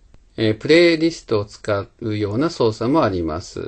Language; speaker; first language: Japanese; native; Japanese